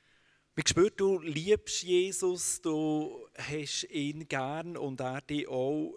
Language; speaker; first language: German; native; German